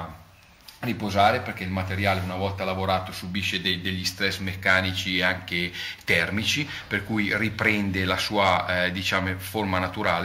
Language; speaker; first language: Italian; native; Italian